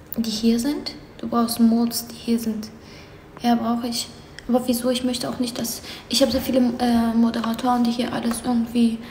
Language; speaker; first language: German; early bilingual, other home language; Polish